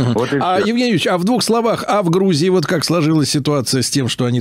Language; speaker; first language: Russian; native; Russian